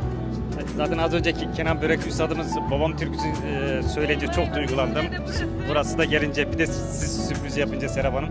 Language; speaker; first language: Turkish; native; Turkish